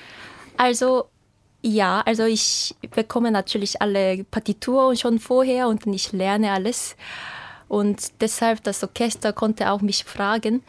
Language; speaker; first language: German; non-native, fluent; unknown